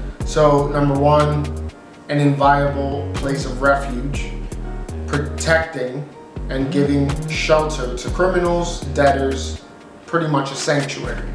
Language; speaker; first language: English; native; English